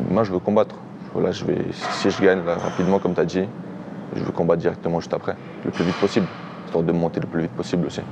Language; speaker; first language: French; early bilingual, other home language; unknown